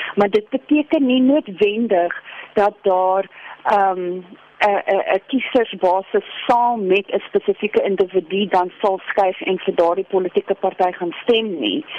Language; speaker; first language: Afrikaans; non-native, local second language; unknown